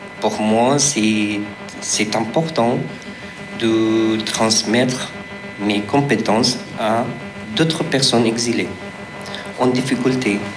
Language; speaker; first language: French; non-native, fluent; Persian